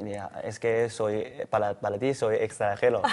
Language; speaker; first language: Spanish; non-native, learner; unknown